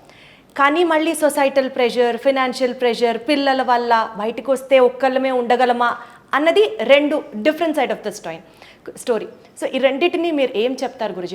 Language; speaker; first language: Telugu; native; Telugu